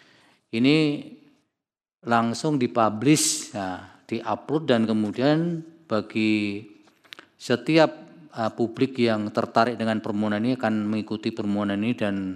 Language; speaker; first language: Indonesian; native; Indonesian